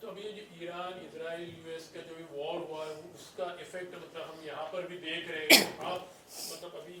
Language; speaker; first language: Hindi; native; Hindi